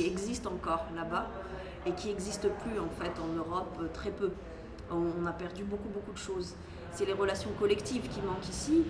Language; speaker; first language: French; native; French